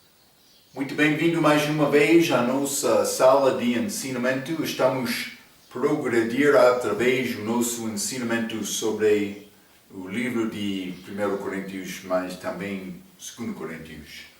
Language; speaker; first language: Portuguese; non-native, learner; English